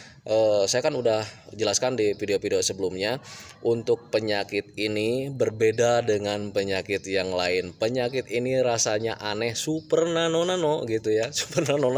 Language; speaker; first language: Indonesian; native; Indonesian